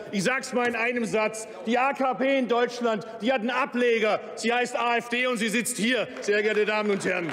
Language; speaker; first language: German; early bilingual, other home language; Turkish